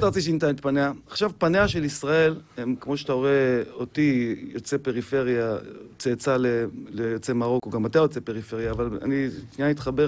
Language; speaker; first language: Hebrew; native; Hebrew